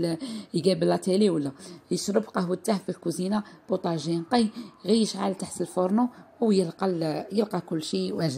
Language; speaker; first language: Arabic; native; Arabic